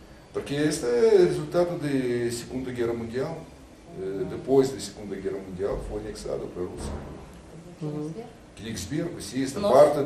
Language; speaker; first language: Portuguese; non-native, learner; Russian